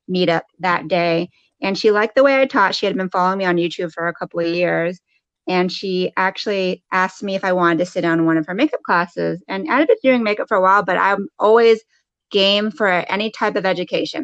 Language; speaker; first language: English; native; English